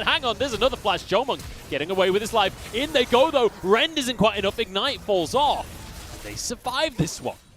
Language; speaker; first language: English; native; English